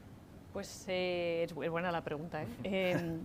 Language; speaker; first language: Spanish; native; Spanish